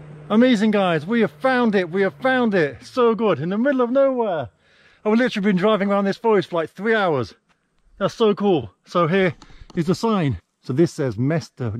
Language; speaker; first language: English; native; English